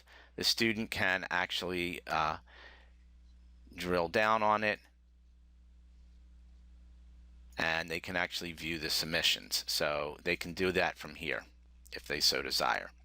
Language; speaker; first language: English; native; English